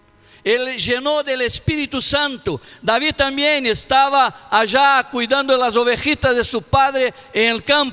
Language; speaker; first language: Spanish; non-native, learner; Portuguese